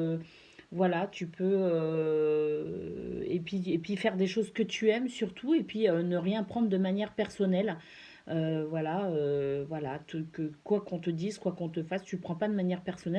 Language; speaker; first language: French; native; French